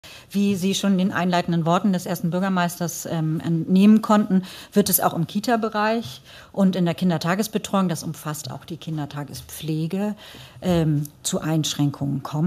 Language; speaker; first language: German; native; German